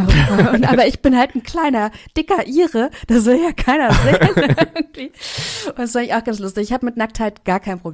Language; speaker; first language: German; native; German